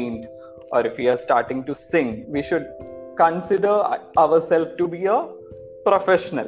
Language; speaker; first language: English; non-native, local second language; Malayalam